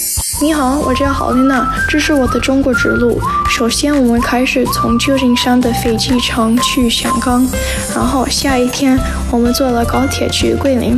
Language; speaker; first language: Chinese; non-native, learner; English